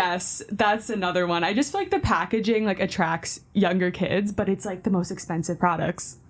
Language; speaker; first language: English; native; English